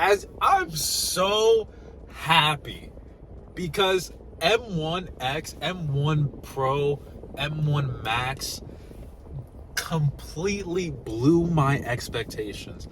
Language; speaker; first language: English; native; English